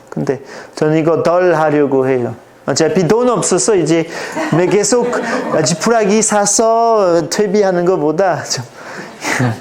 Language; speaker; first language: Korean; non-native, fluent; French